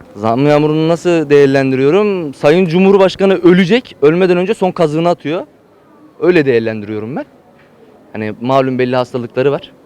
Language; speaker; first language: Turkish; native; Turkish